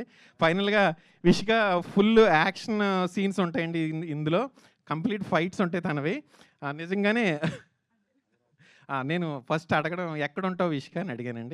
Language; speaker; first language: Telugu; native; Telugu